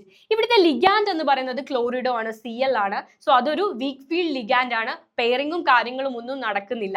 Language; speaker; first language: Malayalam; native; Malayalam